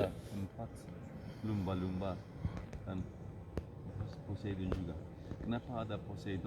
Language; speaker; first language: Indonesian; non-native, learner; Turkish